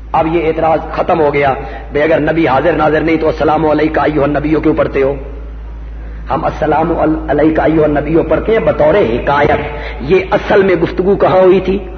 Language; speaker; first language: Urdu; non-native, local second language; Punjabi